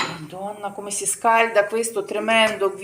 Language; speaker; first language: Italian; non-native, learner; Ukrainian